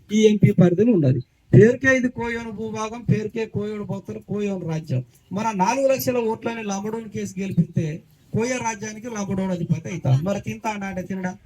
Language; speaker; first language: Telugu; non-native, local second language; Koya